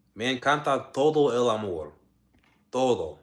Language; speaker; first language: Spanish; non-native, learner; English